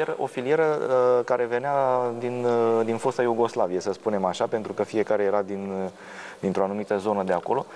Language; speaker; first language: Romanian; native; Romanian